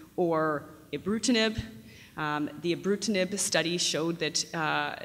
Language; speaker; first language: English; native; English